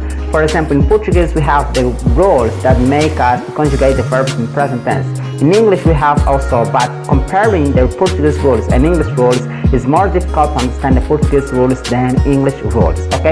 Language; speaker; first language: English; non-native, fluent; Portuguese